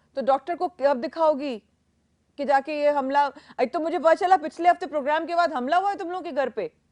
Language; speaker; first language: Urdu; native; Urdu